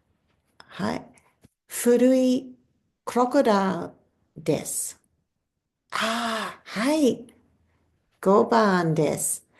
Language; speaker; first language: Japanese; non-native, fluent; English